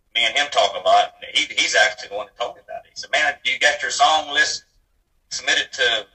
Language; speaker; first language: English; native; English